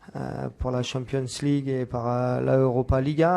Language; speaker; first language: Spanish; non-native, fluent; French